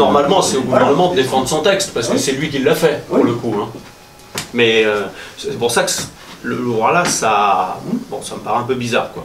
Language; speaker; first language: French; native; French